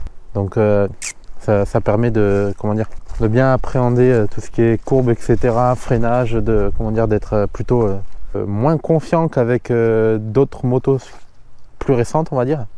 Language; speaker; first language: French; native; French